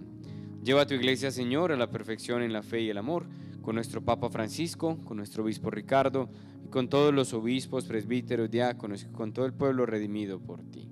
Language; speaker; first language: Spanish; native; Spanish